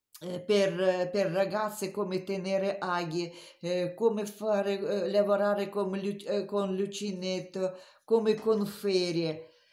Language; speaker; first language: Italian; non-native, learner; Romanian